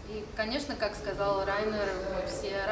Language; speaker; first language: Russian; native; Russian